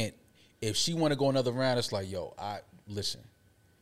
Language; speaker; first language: English; native; English